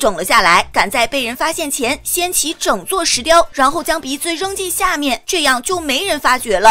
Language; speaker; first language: Chinese; native; Chinese